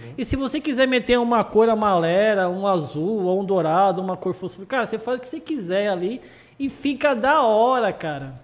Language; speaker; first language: Portuguese; early bilingual, other home language; Japanese